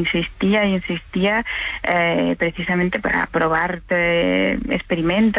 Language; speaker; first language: Spanish; native; Spanish